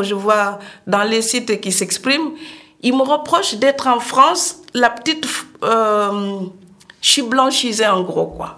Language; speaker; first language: French; non-native, local second language; Serer